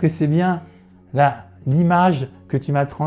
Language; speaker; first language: French; native; French